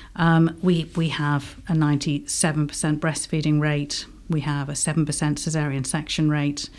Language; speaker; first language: English; native; English